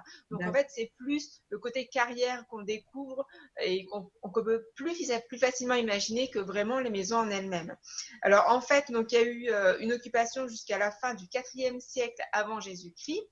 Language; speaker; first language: French; native; French